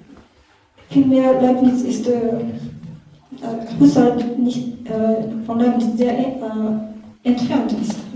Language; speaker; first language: German; non-native, learner; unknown